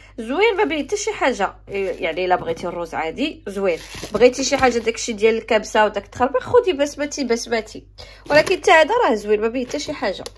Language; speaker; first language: Arabic; native; Arabic